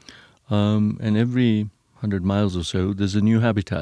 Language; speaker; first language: English; non-native, local second language; Punjabi